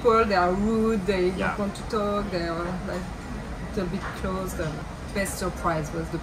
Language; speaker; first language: English; non-native, learner; French